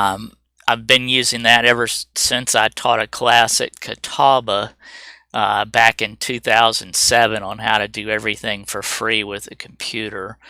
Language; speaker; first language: English; native; English